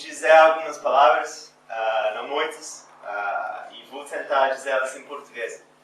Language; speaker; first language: Portuguese; non-native, fluent; English